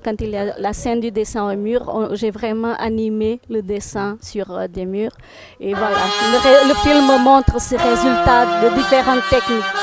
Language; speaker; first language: French; non-native, fluent; Portuguese